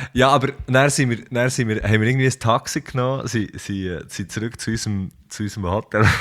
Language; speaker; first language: German; native; German